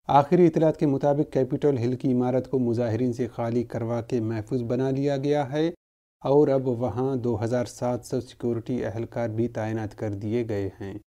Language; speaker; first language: Urdu; non-native, local second language; Baluchi